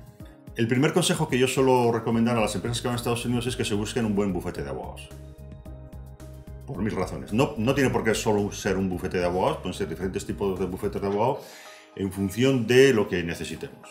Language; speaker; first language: Spanish; native; Spanish